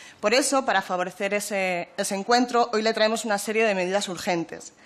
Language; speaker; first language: Spanish; native; Spanish